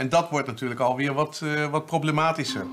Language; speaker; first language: Dutch; native; Dutch